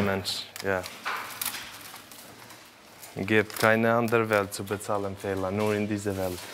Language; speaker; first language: German; non-native, learner; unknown